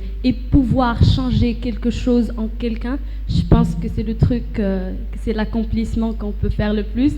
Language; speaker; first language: French; non-native, local second language; Arabic